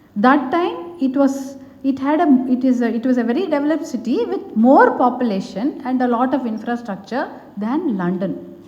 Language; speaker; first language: English; non-native, local second language; Tamil